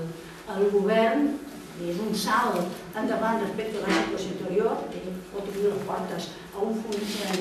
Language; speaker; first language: Catalan; native; Catalan